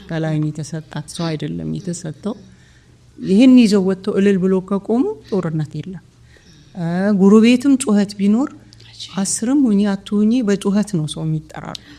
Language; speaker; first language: Amharic; non-native, local second language; Oromo